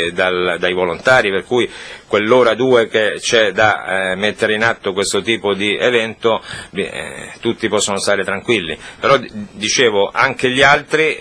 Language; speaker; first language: Italian; native; Italian